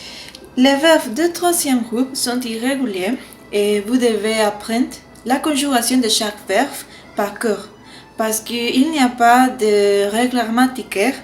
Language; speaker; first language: French; non-native, learner; Spanish